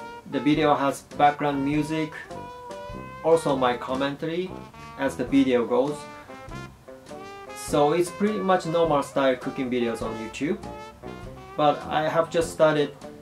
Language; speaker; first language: English; non-native, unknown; Japanese